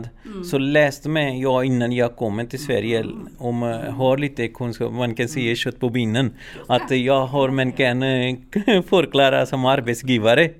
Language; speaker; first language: Swedish; non-native, learner; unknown